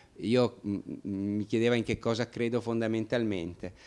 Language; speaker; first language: Italian; native; Italian